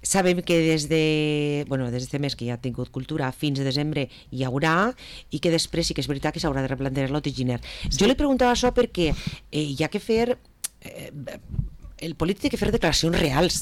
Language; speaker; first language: Catalan; native; Catalan